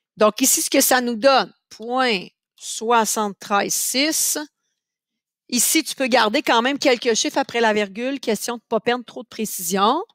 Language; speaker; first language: French; native; French